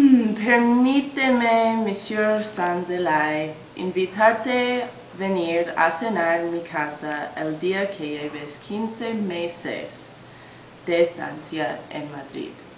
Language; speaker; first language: Spanish; non-native, learner; English